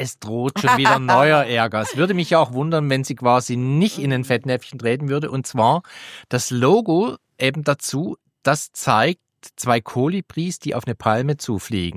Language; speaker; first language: German; native; German